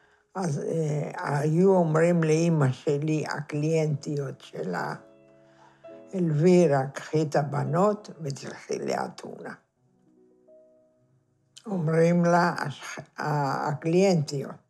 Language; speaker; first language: Hebrew; non-native, fluent; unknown